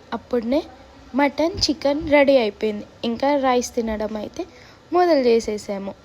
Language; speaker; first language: Telugu; non-native, local second language; Lambadi